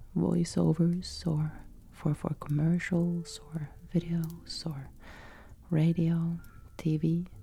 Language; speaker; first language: English; non-native, fluent; Norwegian